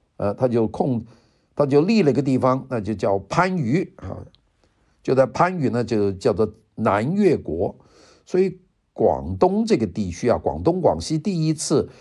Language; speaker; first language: Chinese; non-native, local second language; Cantonese